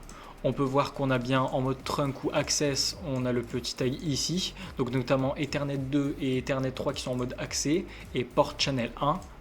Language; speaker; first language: French; native; French